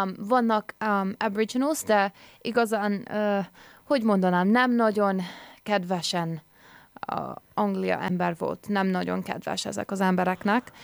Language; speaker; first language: Hungarian; early bilingual, heritage; English